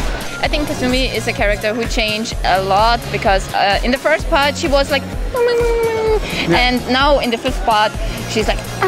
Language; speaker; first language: English; non-native, fluent; German